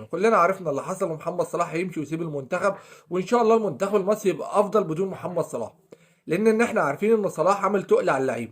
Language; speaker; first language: Arabic; native; Arabic